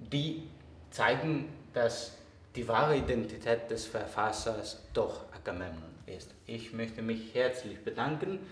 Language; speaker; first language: German; non-native, fluent; Greek